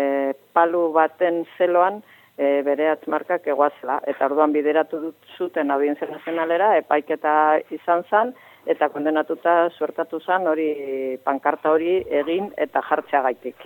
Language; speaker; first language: Basque; native; Basque